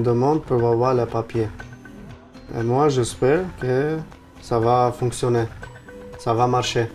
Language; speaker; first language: French; non-native, learner; Albanian